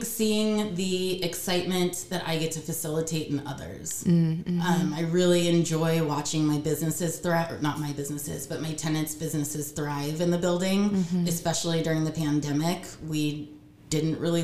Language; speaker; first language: English; native; English